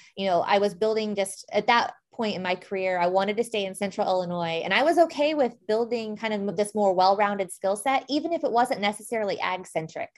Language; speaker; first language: English; native; English